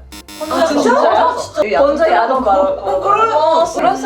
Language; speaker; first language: Korean; non-native, fluent; English